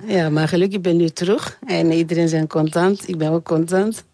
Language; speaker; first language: Dutch; non-native, learner; French